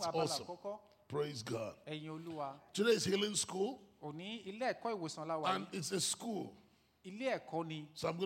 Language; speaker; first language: English; non-native, local second language; Igbo